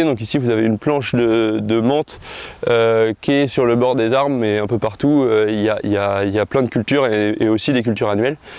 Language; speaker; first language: French; native; French